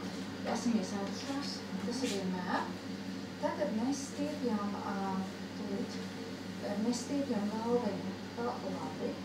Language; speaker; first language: Latvian; native; Latvian